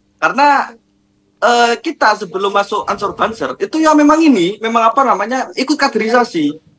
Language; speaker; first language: Indonesian; non-native, local second language; Madurese